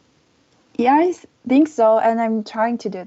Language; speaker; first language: English; non-native, learner; Korean